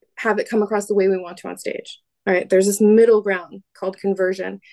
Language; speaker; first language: English; native; English